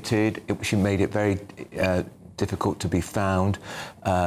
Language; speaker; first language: English; native; English